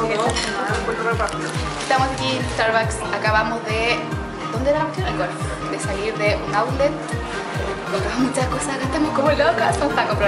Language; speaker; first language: Spanish; native; Spanish